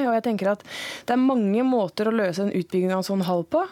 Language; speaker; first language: Norwegian; native; Norwegian